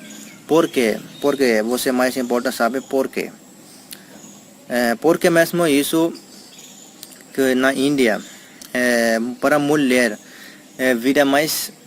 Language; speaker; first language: Portuguese; non-native, learner; Hindi